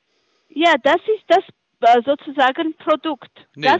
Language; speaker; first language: German; non-native, learner; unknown